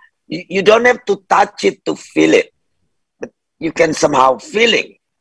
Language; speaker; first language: English; non-native, fluent; Indonesian